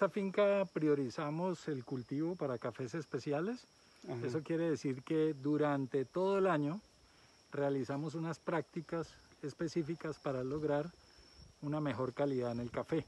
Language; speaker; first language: Spanish; native; Spanish